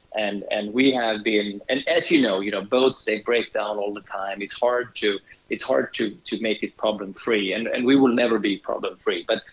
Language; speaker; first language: English; non-native, fluent; Swedish